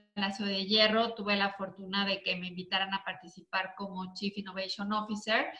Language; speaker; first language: Spanish; native; Spanish